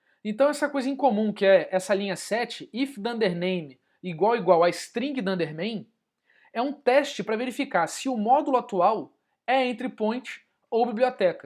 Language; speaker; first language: Portuguese; native; Portuguese